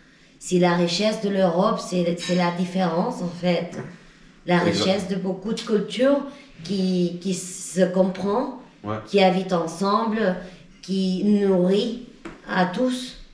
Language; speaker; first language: French; non-native, fluent; Spanish